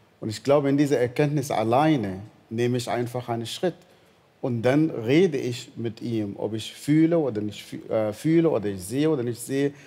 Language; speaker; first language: German; non-native, fluent; Arabic